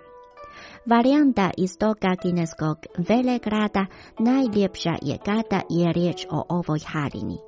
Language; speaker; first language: Croatian; non-native, fluent; Chinese